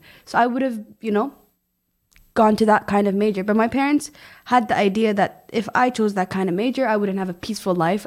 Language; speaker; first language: English; non-native, fluent; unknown